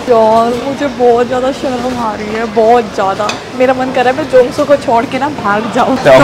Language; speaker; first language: Hindi; native; Hindi